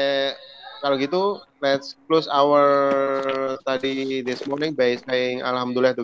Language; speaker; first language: English; non-native, learner; Indonesian